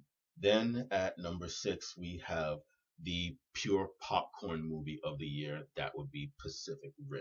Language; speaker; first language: English; native; English